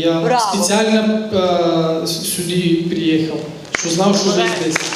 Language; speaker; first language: Ukrainian; non-native, learner; Bulgarian